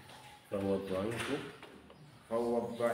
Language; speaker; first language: Arabic; non-native, fluent; Swahili